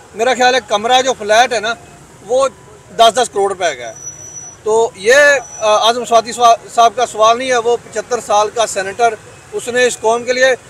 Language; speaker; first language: Urdu; non-native, local second language; Punjabi